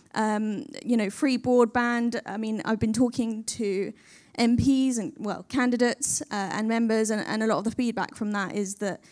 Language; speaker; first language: English; native; English